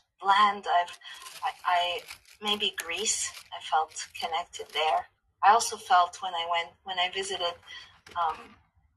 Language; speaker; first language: English; native; English